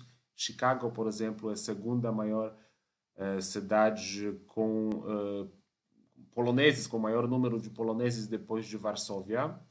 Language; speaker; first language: Portuguese; non-native, fluent; Polish